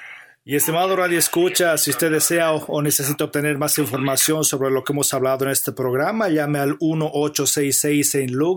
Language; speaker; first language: Spanish; native; Spanish